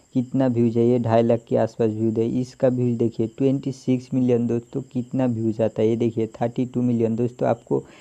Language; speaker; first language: Hindi; non-native, local second language; Bangla